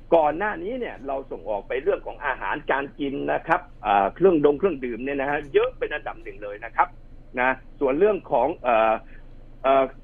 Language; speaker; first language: Thai; native; Thai